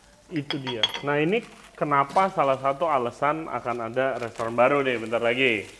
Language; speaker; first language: Indonesian; native; Indonesian